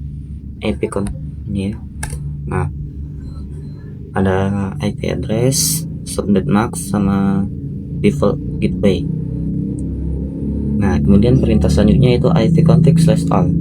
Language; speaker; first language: Indonesian; native; Indonesian